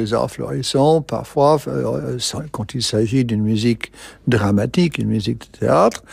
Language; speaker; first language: French; non-native, fluent; English